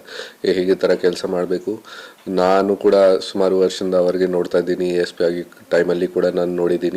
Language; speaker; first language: Kannada; non-native, fluent; Hindi